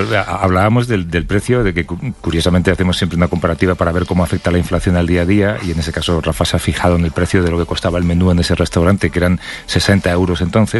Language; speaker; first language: Spanish; native; Spanish